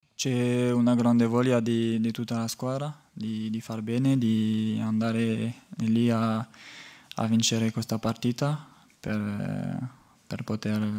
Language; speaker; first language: Italian; non-native, learner; French